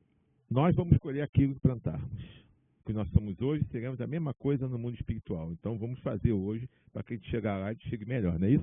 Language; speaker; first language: Portuguese; native; Portuguese